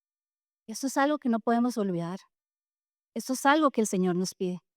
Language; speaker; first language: Spanish; native; Spanish